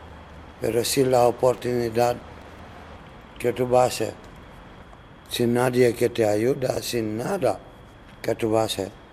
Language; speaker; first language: Spanish; non-native, learner; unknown